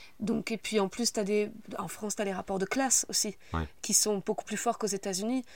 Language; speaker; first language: French; native; French